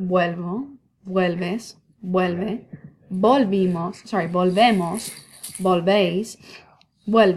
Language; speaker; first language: Spanish; non-native, fluent; English